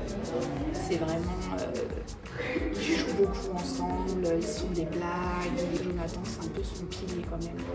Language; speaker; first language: French; native; French